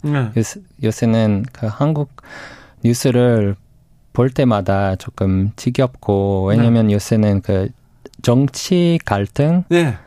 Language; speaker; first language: Korean; non-native, fluent; English